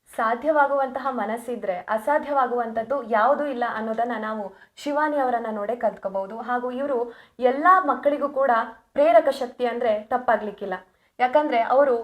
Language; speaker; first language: Kannada; native; Kannada